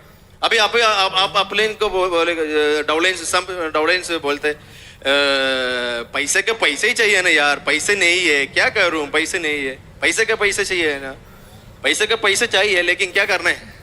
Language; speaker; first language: Hindi; non-native, local second language; Malayalam